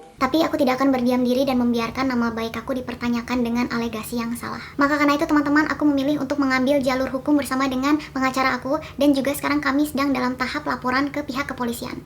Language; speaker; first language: Indonesian; early bilingual, other home language; Korean